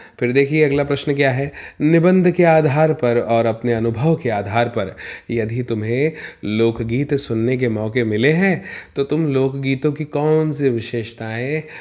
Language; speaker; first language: Hindi; native; Hindi